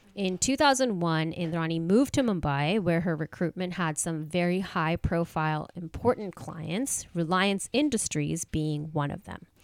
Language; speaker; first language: English; non-native, local second language; Hindi